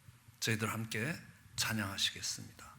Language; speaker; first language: Korean; native; Korean